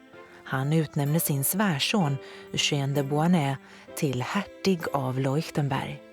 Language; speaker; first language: Swedish; native; Swedish